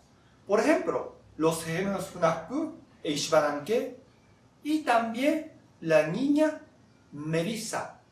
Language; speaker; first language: Spanish; non-native, fluent; Japanese